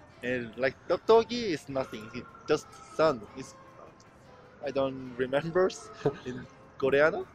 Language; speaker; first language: English; non-native, learner; Korean